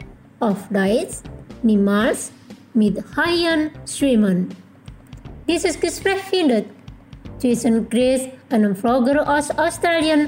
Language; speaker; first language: German; non-native, fluent; Indonesian